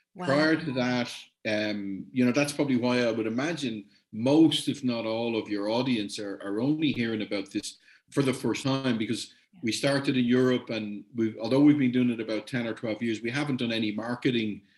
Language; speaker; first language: English; native; English